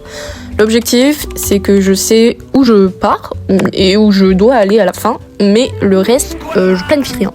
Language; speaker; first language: French; native; French